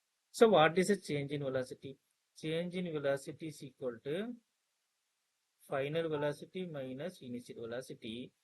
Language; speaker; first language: English; non-native, local second language; Tamil